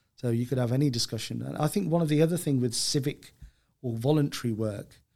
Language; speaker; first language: English; native; English